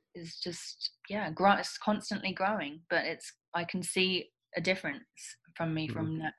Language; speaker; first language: English; native; English